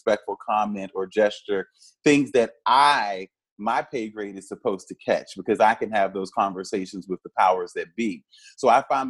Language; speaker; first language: English; native; English